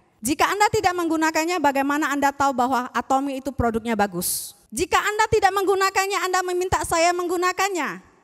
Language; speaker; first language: Indonesian; native; Indonesian